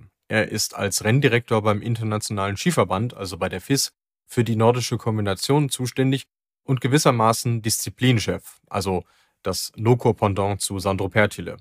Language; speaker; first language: German; native; German